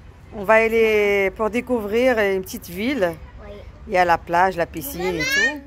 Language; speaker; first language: French; native; French